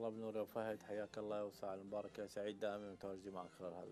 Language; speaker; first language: Arabic; native; Arabic